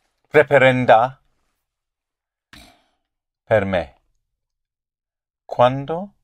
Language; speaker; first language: Italian; non-native, learner; English